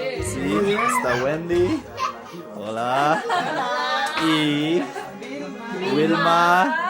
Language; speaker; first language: Spanish; non-native, learner; Dutch